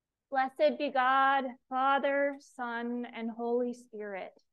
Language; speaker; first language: English; native; English